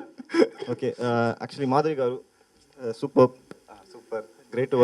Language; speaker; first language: Telugu; non-native, learner; Tamil